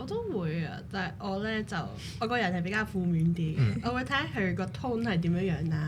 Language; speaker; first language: Cantonese; early bilingual, other home language; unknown